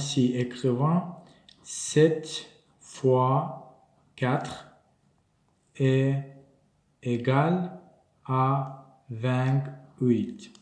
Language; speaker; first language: French; non-native, learner; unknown